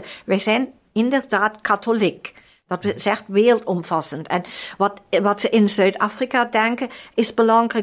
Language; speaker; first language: Dutch; non-native, fluent; German